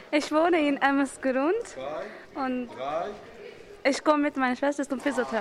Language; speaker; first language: German; non-native, learner; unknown